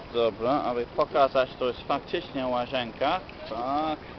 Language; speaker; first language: Polish; non-native, learner; English